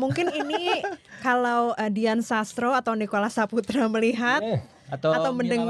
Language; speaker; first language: Indonesian; native; Indonesian